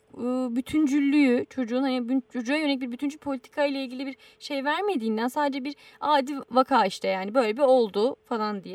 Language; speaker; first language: Turkish; native; Turkish